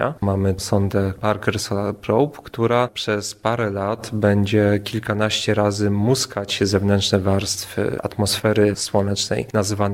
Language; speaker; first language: Polish; native; Polish